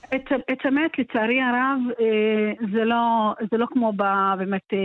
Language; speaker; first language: Hebrew; native; Hebrew